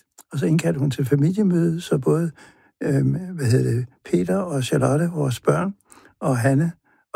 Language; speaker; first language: Danish; native; Danish